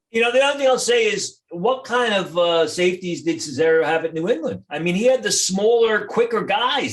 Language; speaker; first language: English; native; English